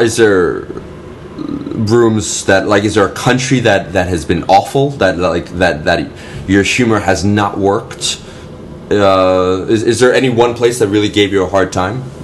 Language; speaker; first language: English; native; English